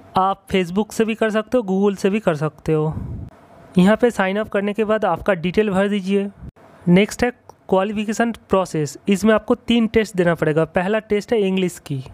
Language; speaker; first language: Hindi; non-native, local second language; Bangla